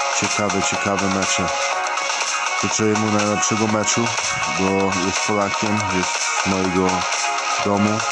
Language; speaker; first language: Polish; early bilingual, heritage; Polish